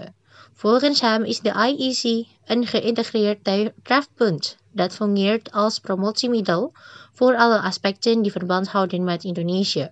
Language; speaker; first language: Dutch; non-native, fluent; Indonesian